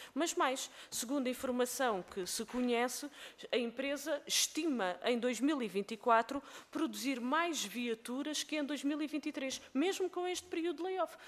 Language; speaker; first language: Portuguese; native; Portuguese